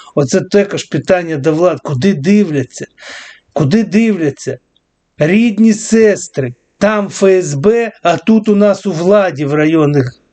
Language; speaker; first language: Ukrainian; non-native, local second language; Russian